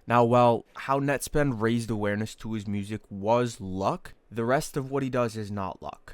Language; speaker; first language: English; native; English